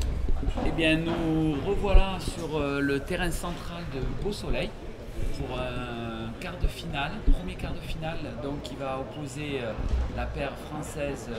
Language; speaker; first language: French; native; French